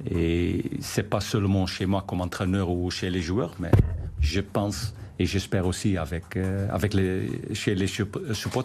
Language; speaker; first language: French; non-native, fluent; Dutch